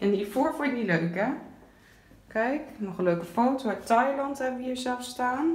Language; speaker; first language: Dutch; native; Dutch